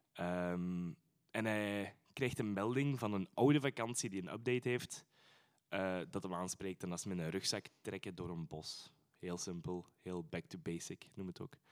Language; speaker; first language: Dutch; native; Dutch